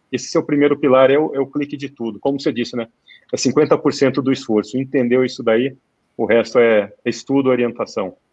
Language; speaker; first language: Portuguese; native; Portuguese